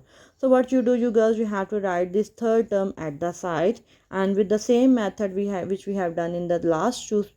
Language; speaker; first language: English; non-native, local second language; Urdu